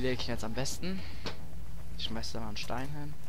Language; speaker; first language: German; native; German